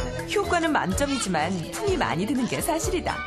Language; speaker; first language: Korean; native; Korean